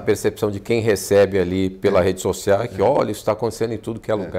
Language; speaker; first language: Portuguese; native; Portuguese